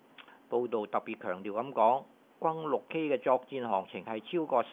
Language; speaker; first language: Chinese; non-native, local second language; Cantonese